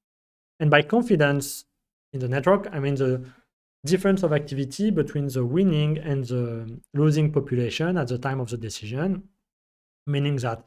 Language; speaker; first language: English; non-native, fluent; French